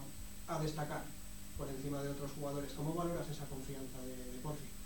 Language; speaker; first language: Spanish; native; Spanish